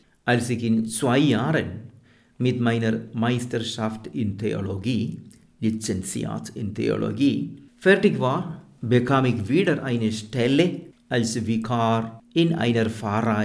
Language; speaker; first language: German; non-native, fluent; Malayalam